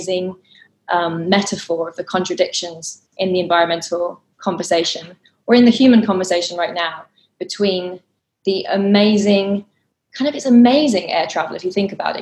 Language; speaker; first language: English; native; English